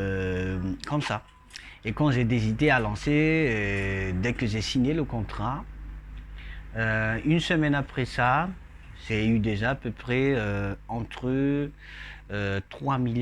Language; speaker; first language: French; non-native, local second language; Malagasy